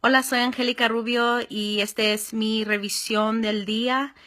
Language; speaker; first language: Spanish; early bilingual, heritage; Spanish